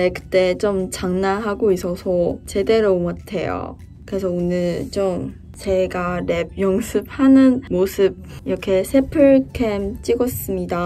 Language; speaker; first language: Korean; non-native, fluent; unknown